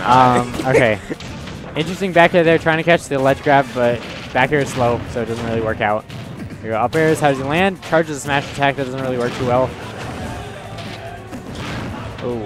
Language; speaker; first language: English; native; English